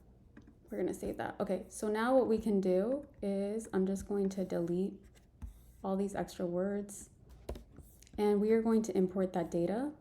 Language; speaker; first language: English; native; English